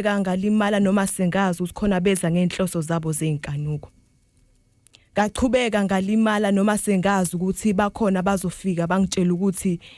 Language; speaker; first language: Zulu; non-native, local second language; Swati